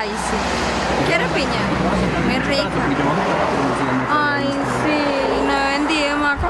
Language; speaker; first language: Spanish; native; Spanish